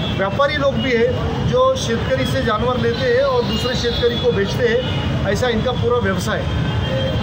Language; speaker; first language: Hindi; native; Hindi